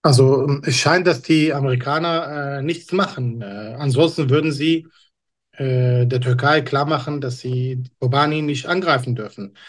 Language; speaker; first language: German; non-native, fluent; Kurdish